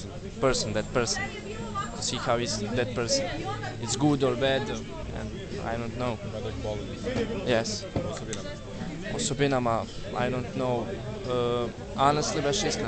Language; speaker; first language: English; non-native, learner; Serbian